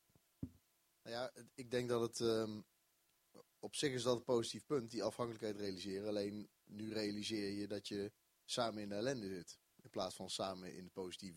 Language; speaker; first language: Dutch; native; Dutch